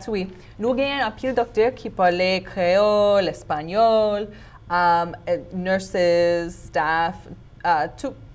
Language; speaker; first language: Haitian Creole; non-native, learner; English